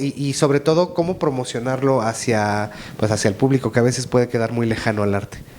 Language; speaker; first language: Spanish; native; Spanish